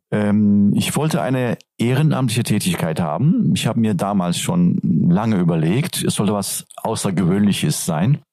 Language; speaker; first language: German; non-native, fluent; Turkish